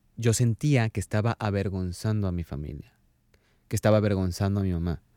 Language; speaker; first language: Spanish; native; Spanish